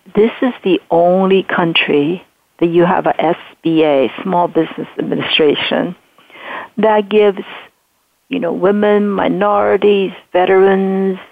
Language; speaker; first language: English; non-native, fluent; Chinese